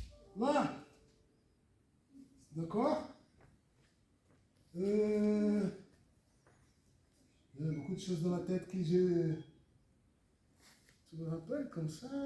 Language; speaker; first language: French; non-native, fluent; Portuguese